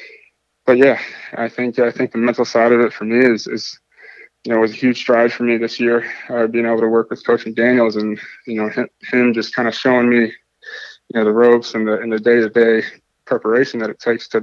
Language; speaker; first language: English; native; English